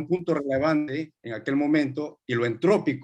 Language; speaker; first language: Spanish; native; Spanish